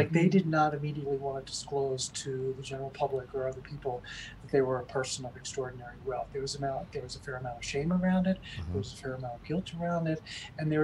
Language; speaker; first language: English; native; English